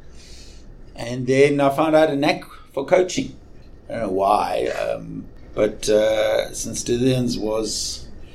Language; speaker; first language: English; native; English